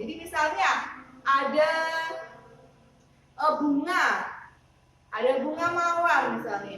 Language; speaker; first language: Indonesian; native; Indonesian